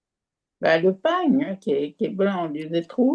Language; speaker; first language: French; native; French